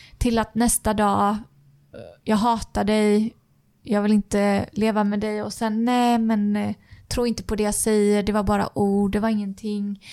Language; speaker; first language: Swedish; native; Swedish